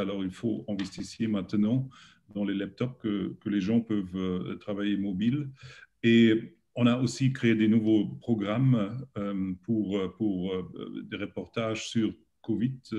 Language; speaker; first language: French; non-native, learner; German